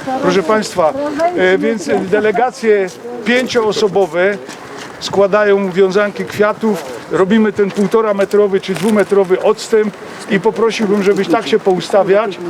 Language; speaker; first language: Polish; native; Polish